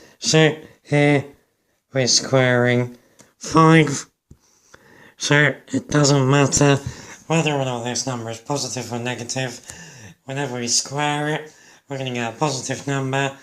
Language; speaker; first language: English; native; English